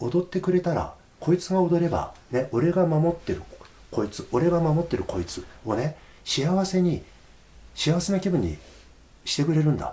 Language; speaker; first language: Japanese; native; Japanese